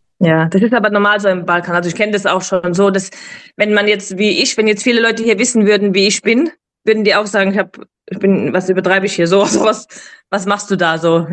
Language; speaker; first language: German; native; German